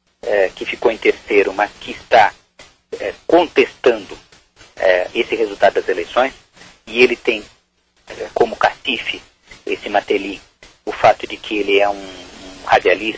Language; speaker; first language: Portuguese; native; Portuguese